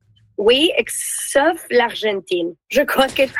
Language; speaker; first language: French; non-native, learner; Spanish